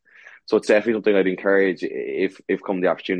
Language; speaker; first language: English; native; English